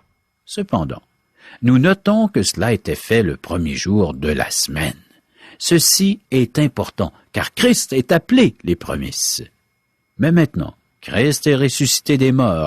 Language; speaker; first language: French; native; French